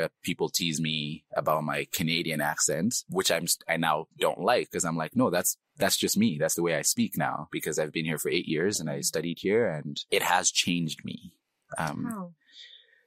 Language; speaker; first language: English; native; English